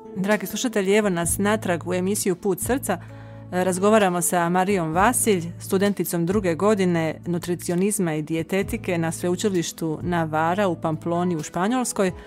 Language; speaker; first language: Croatian; native; Croatian